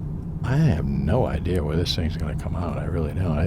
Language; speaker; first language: English; native; English